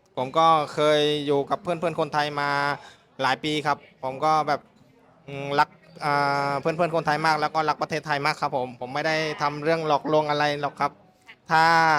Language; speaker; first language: Thai; non-native, fluent; Vietnamese